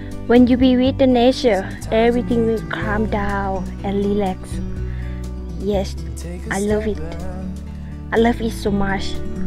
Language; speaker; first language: English; non-native, learner; Thai